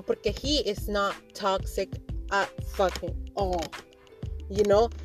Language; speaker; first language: English; early bilingual, other home language; Spanish